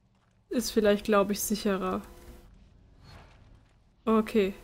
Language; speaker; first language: German; native; German